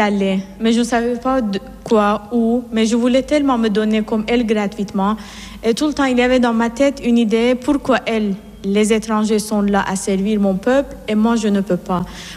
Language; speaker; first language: French; non-native, fluent; Persian